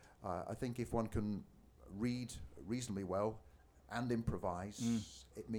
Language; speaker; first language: English; native; English